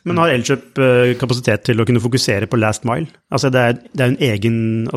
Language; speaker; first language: Norwegian; native; Norwegian